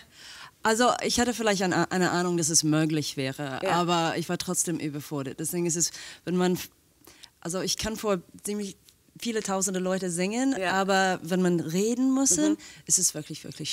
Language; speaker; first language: German; non-native, fluent; English